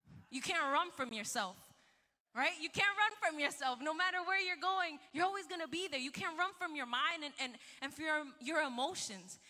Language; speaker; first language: English; early bilingual, other home language; Spanish